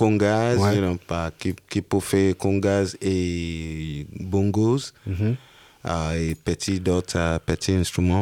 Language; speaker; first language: French; non-native, learner; Yoruba